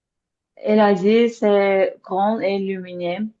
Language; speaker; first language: French; non-native, learner; Azerbaijani